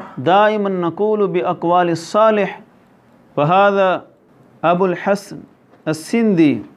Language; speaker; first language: Arabic; non-native, fluent; Urdu